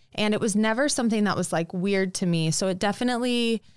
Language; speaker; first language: English; native; English